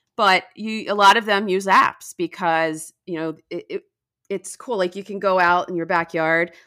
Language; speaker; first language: English; native; English